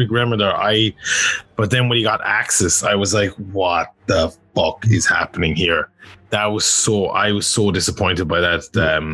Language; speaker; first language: English; native; English